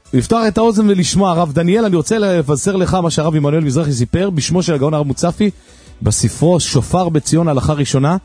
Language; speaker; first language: Hebrew; native; Hebrew